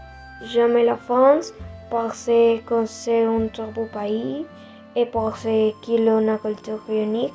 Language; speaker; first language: French; non-native, learner; Spanish